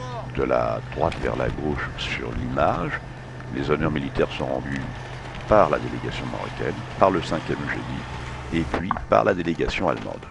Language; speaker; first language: French; native; French